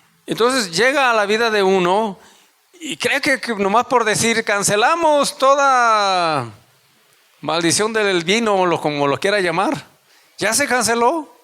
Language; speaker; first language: Spanish; native; Spanish